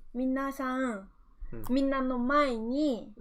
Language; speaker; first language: Japanese; non-native, learner; Vietnamese